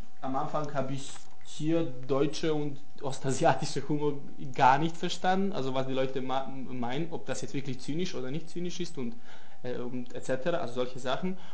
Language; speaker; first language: German; non-native, fluent; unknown